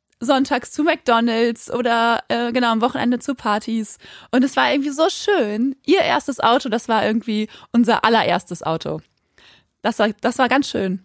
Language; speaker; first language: German; native; German